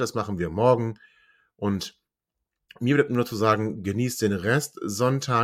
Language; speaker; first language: German; native; German